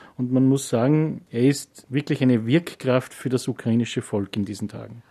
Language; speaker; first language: German; native; German